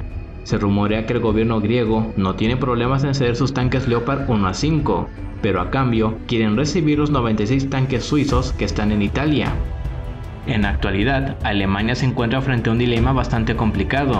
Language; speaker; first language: Spanish; native; Spanish